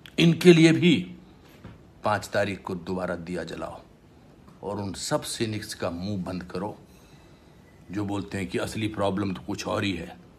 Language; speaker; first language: Hindi; native; Hindi